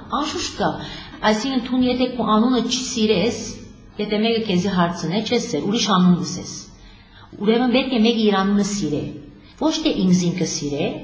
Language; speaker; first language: Armenian; early bilingual, heritage; Armenian